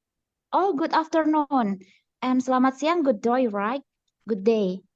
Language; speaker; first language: English; non-native, learner; Indonesian